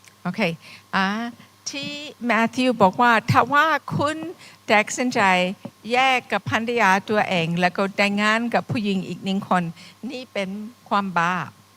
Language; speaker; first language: Thai; non-native, fluent; English